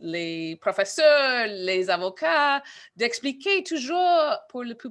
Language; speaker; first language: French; non-native, fluent; English